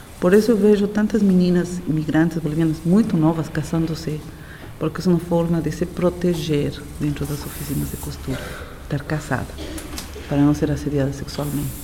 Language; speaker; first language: Portuguese; non-native, fluent; Spanish